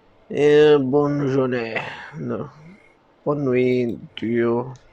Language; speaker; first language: French; non-native, learner; English